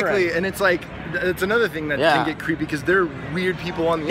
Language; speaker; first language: English; native; English